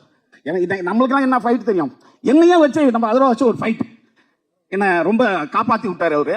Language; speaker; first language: Tamil; native; Tamil